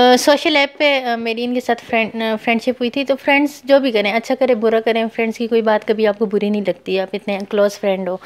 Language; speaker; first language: Urdu; non-native, local second language; Pashto